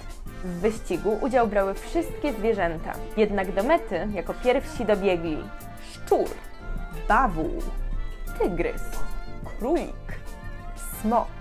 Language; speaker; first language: Polish; native; Polish